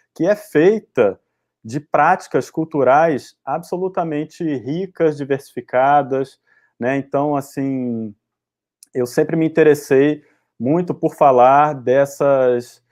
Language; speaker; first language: Portuguese; native; Portuguese